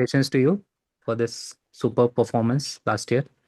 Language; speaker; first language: English; non-native, local second language; Hindi